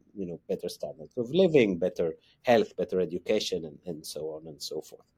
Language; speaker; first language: English; non-native, fluent; Hebrew